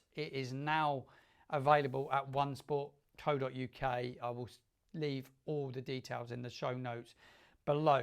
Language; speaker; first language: English; native; English